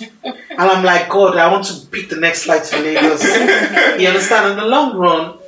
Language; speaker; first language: English; non-native, local second language; Yoruba